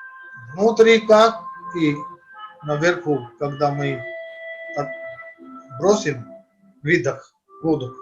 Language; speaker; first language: Russian; non-native, learner; Hindi